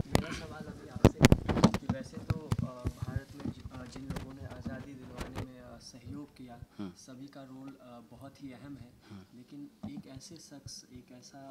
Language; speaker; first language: Hindi; native; Hindi